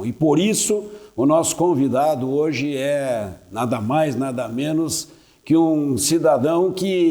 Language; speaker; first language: Portuguese; native; Portuguese